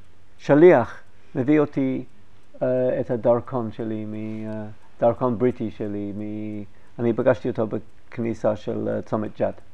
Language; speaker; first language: Hebrew; non-native, fluent; English